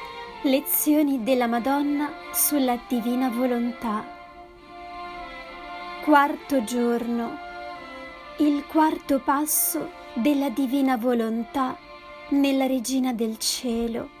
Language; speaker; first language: Italian; native; Italian